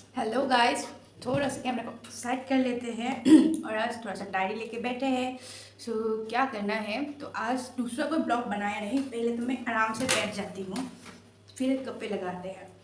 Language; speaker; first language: Hindi; non-native, local second language; Assamese